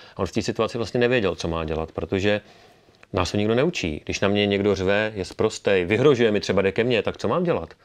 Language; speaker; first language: Czech; native; Czech